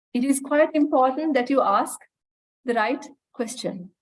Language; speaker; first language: English; non-native, local second language; Sinhala